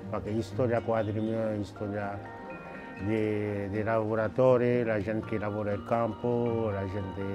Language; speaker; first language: Italian; non-native, learner; Haitian Creole